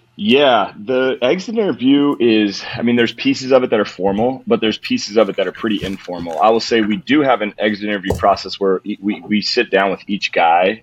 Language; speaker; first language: English; native; English